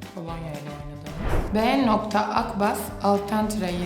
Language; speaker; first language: Turkish; native; Turkish